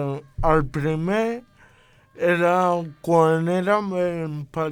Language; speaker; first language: Catalan; non-native, local second language; Spanish